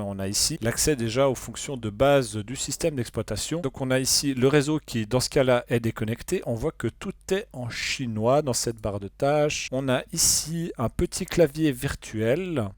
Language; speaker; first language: French; native; French